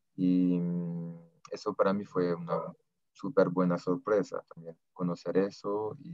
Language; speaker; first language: Spanish; non-native, fluent; French